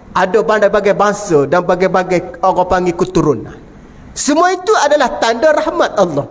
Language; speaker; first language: Malay; native; Malay